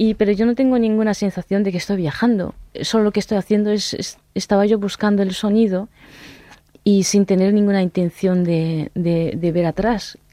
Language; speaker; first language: Spanish; non-native, fluent; Japanese